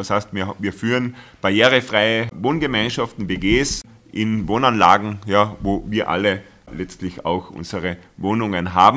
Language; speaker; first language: German; native; German